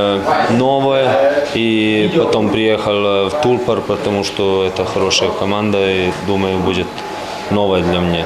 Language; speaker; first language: Russian; non-native, learner; Serbian